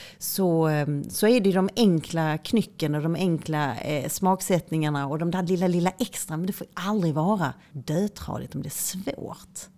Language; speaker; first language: Swedish; native; Swedish